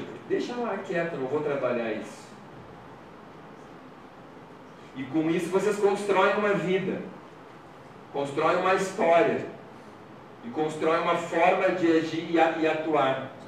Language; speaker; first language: Portuguese; native; Portuguese